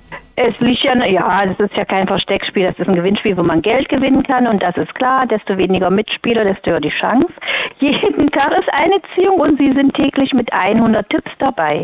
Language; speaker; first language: German; native; German